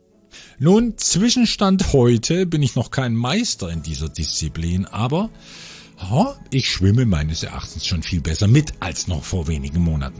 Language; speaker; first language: German; native; German